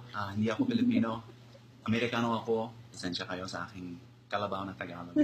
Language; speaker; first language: Filipino; non-native, learner; English